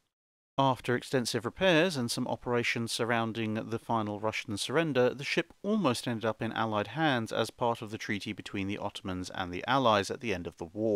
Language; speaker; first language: English; native; English